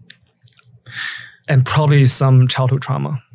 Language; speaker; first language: English; native; English